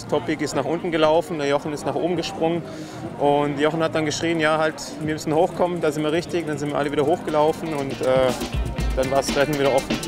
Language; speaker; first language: German; native; German